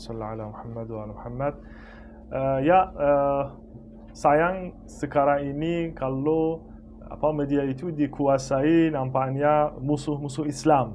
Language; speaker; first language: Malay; non-native, fluent; Persian